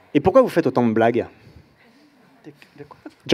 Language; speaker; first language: French; native; French